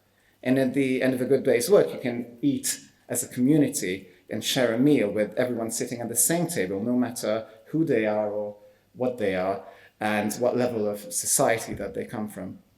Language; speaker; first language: English; non-native, fluent; Hungarian